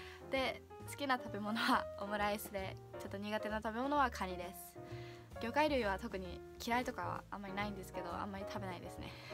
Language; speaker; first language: Japanese; early bilingual, heritage; Japanese